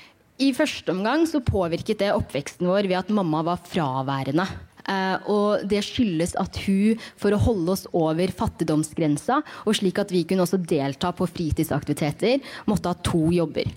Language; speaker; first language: Norwegian; early bilingual, other home language; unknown